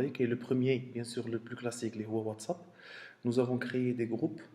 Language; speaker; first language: French; non-native, local second language; Arabic